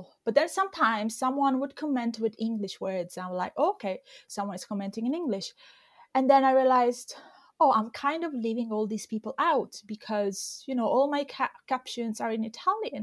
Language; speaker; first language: English; non-native, fluent; Italian